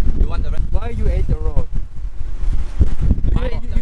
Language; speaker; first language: English; non-native, learner; Korean